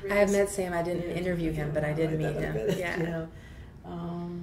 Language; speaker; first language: English; native; English